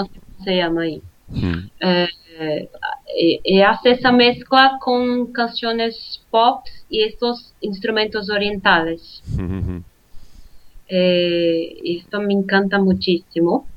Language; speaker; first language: Spanish; non-native, fluent; Portuguese